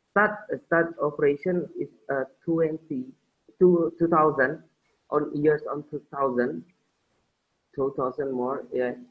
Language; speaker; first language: English; non-native, learner; Indonesian